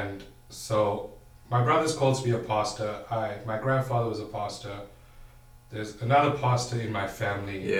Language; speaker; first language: English; native; English